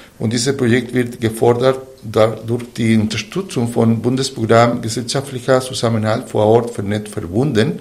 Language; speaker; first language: German; non-native, fluent; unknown